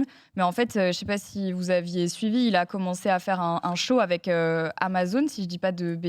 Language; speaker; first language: French; native; French